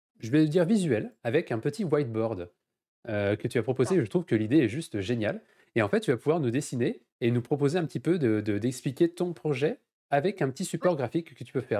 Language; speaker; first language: French; native; French